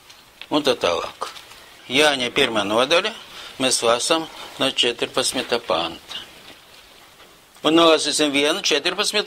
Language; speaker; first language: Latvian; non-native, local second language; Russian